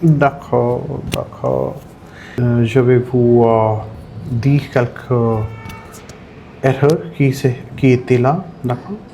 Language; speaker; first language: French; non-native, fluent; Punjabi